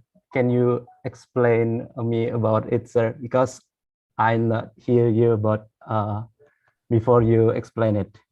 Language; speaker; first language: English; non-native, learner; Indonesian